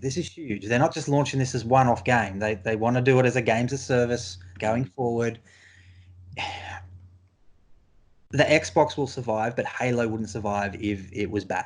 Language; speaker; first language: English; native; English